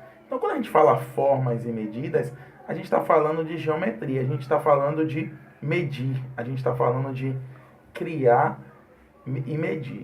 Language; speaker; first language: Portuguese; native; Portuguese